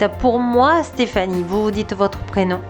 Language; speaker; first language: French; native; French